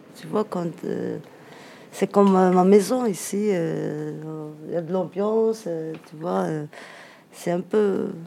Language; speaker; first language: French; non-native, fluent; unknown